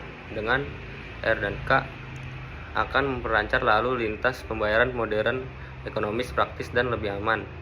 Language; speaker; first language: Indonesian; native; Indonesian